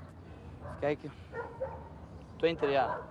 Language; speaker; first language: Dutch; non-native, learner; Portuguese